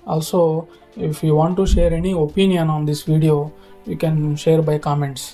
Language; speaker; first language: English; non-native, local second language; Telugu